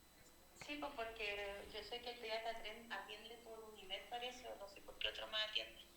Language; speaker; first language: Spanish; native; Spanish